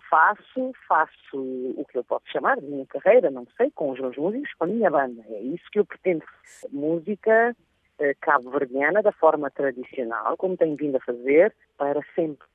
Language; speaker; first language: Portuguese; non-native, local second language; Kabuverdianu